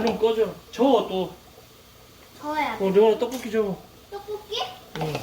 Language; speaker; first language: Korean; native; Korean